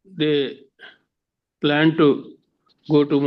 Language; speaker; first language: English; non-native, learner; Telugu